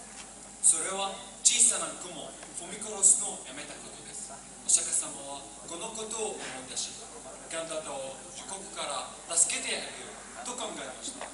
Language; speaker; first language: Japanese; non-native, learner; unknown